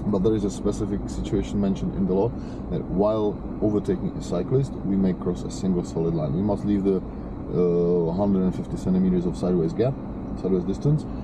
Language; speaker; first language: English; non-native, fluent; Czech